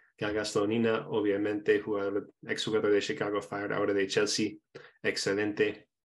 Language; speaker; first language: Spanish; non-native, fluent; English